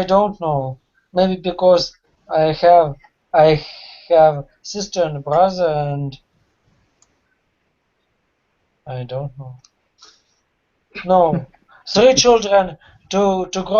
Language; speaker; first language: English; non-native, learner; Russian